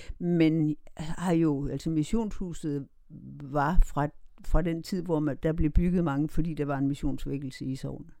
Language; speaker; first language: Danish; native; Danish